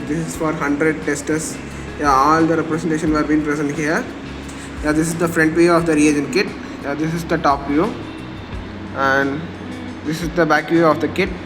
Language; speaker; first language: English; non-native, local second language; Tamil